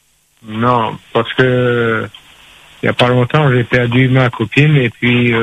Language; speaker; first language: French; non-native, local second language; Réunion Creole French